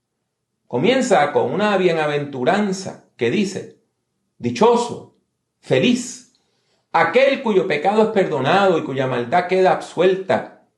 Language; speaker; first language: Spanish; native; Spanish